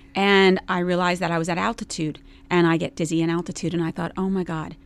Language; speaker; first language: English; native; English